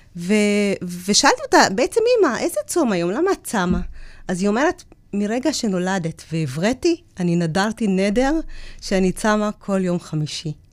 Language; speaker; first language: Hebrew; early bilingual, other home language; Amharic